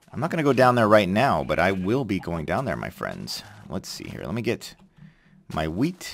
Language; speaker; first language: English; native; English